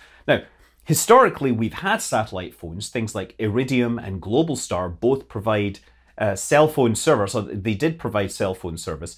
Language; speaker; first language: English; native; English